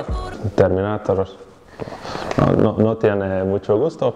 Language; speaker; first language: Spanish; non-native, fluent; Hungarian